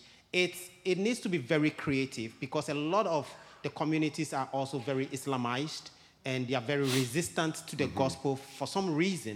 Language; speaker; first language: English; non-native, local second language; Ewe